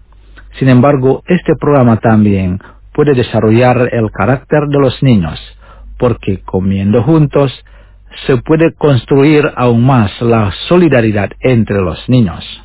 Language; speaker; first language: Spanish; non-native, fluent; Indonesian